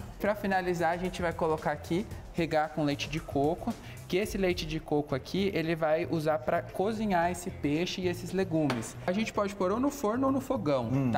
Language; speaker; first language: Portuguese; native; Portuguese